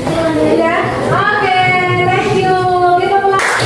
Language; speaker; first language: English; non-native, fluent; Indonesian